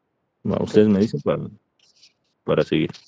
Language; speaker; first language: Spanish; native; Spanish